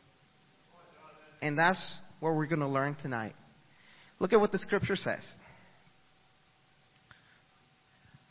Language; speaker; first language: English; early bilingual, other home language; Spanish